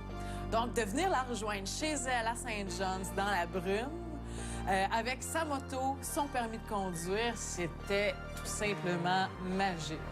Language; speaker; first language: French; native; French